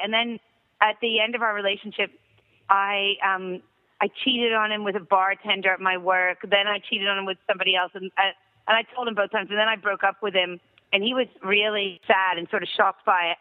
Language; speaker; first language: English; native; English